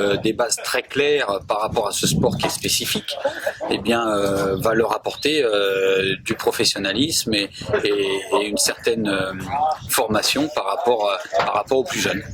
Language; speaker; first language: French; native; French